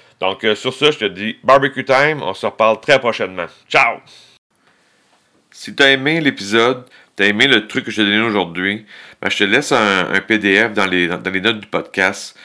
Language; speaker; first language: French; native; French